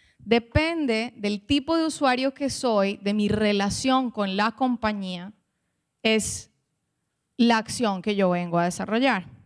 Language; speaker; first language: Spanish; native; Spanish